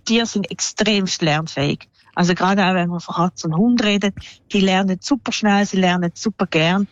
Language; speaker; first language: German; native; German